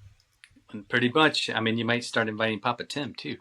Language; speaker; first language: English; native; English